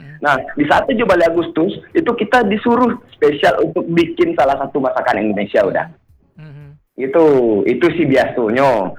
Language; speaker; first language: Indonesian; non-native, local second language; Minangkabau